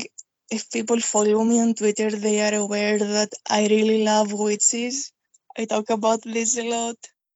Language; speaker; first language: English; non-native, fluent; Greek